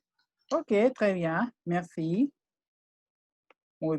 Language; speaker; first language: French; non-native, fluent; Spanish